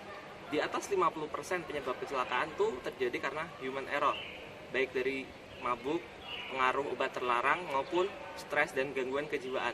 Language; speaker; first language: Indonesian; native; Indonesian